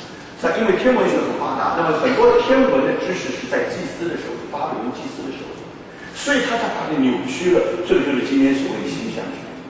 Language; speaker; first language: Chinese; native; Chinese